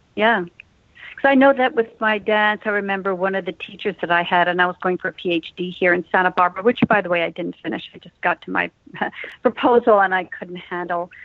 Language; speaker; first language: English; native; English